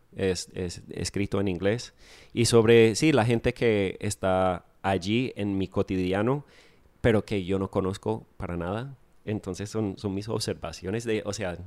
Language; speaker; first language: Spanish; non-native, fluent; English